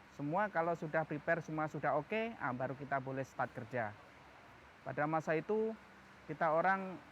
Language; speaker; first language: Malay; non-native, fluent; Indonesian